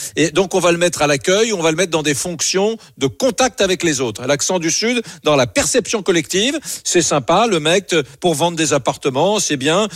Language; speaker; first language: French; native; French